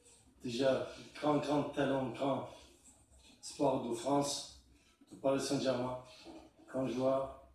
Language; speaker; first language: French; non-native, learner; Arabic